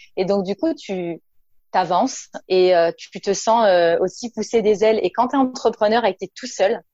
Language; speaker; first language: French; native; French